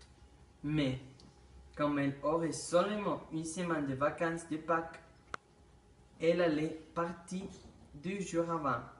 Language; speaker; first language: French; non-native, learner; Spanish